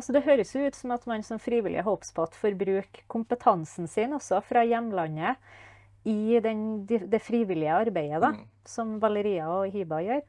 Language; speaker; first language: Norwegian; native; Norwegian